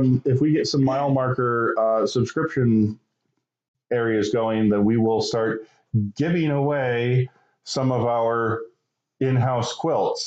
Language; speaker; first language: English; native; English